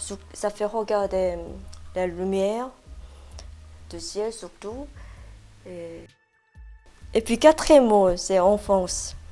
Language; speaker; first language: French; non-native, fluent; Korean